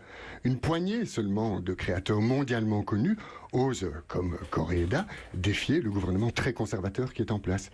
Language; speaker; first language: French; native; French